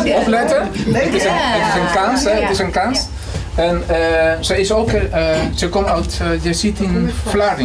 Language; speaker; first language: Dutch; non-native, fluent; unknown